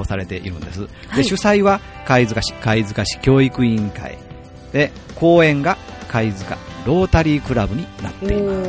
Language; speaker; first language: Japanese; native; Japanese